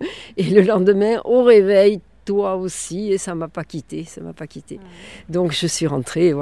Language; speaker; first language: French; native; French